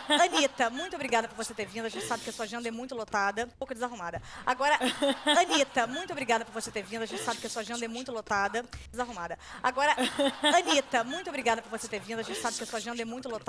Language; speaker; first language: Portuguese; native; Portuguese